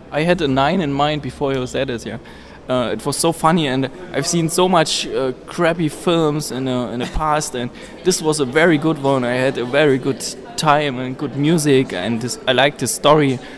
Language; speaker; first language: English; non-native, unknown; German